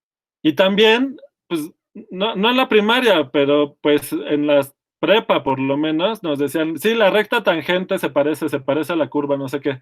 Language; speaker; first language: Spanish; native; Spanish